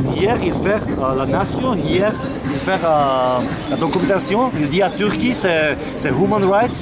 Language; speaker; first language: French; non-native, learner; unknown